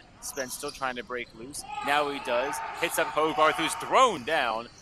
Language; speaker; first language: English; native; English